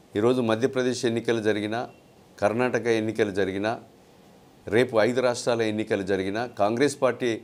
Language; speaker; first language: Telugu; native; Telugu